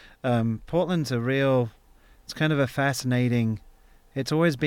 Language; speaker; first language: English; native; English